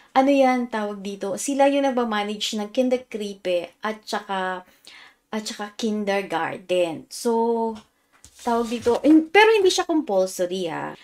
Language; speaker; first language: Filipino; native; Filipino